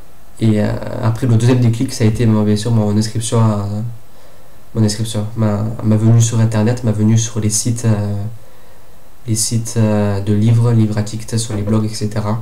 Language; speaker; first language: French; native; French